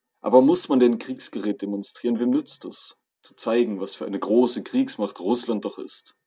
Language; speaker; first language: German; native; German